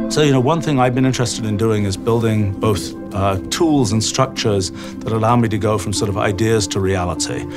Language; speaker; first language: English; native; English